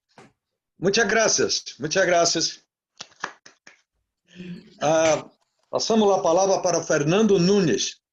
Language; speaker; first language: Spanish; non-native, local second language; Portuguese